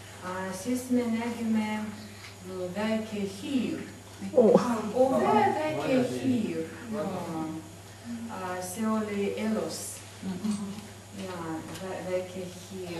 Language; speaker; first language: Estonian; non-native, learner; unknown